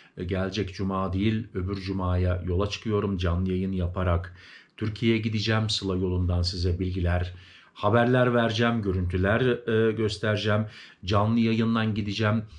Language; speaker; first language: Turkish; early bilingual, heritage; Turkish